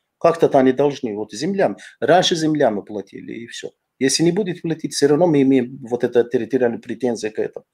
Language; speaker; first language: Russian; non-native, fluent; Azerbaijani